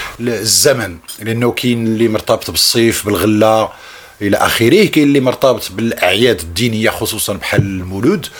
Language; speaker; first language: Arabic; native; Arabic